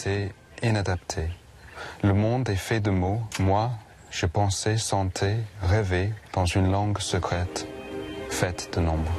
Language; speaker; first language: French; non-native, fluent; English